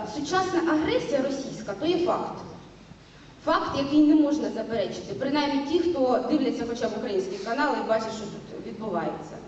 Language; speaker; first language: Ukrainian; non-native, local second language; Russian